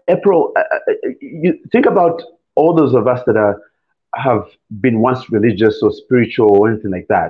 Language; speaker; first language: English; non-native, local second language; Ganda